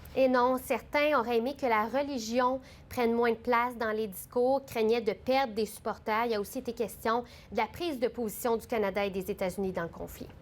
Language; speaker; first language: French; native; French